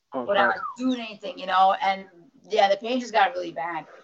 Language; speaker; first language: English; early bilingual, other home language; Russian